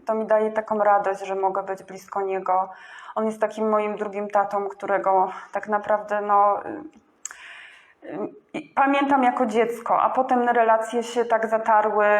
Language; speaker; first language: Polish; native; Polish